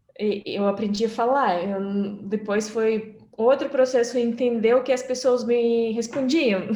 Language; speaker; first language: Portuguese; non-native, fluent; Russian